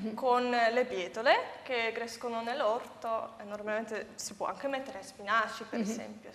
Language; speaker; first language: Italian; non-native, fluent; German